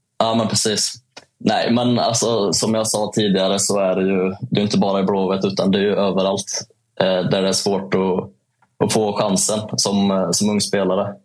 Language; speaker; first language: Swedish; native; Swedish